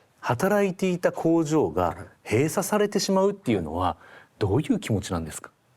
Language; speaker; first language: Japanese; native; Japanese